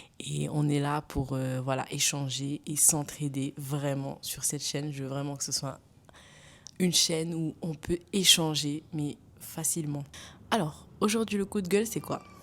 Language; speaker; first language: French; non-native, local second language; Wolof